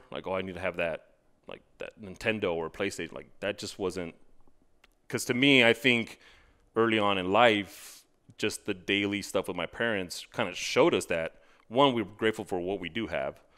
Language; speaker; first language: English; native; English